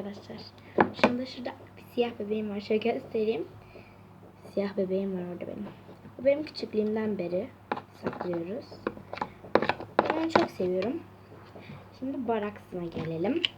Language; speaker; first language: Turkish; native; Turkish